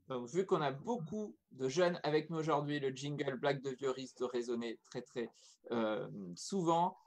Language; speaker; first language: French; native; French